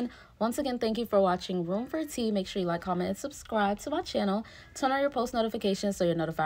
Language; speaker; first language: English; native; English